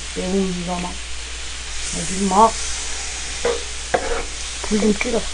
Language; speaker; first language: Korean; native; Korean